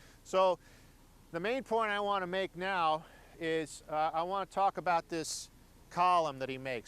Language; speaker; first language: English; native; English